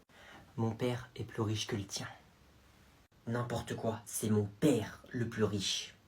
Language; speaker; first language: French; native; French